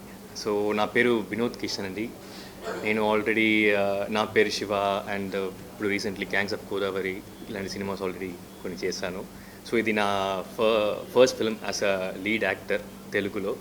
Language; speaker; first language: Telugu; non-native, fluent; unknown